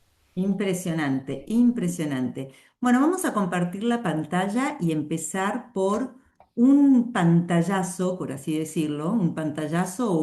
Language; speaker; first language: Spanish; native; Spanish